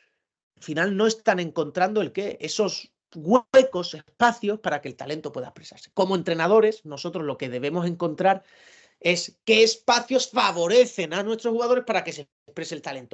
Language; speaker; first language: Spanish; native; Spanish